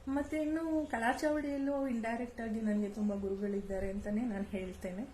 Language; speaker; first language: Kannada; non-native, local second language; Kodava